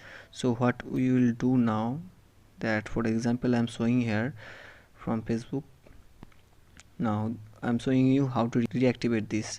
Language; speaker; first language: English; non-native, local second language; Hindi